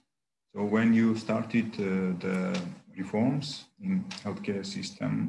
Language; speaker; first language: English; non-native, learner; Armenian